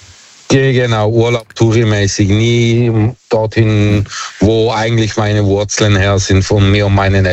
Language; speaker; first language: German; early bilingual, other home language; Turkish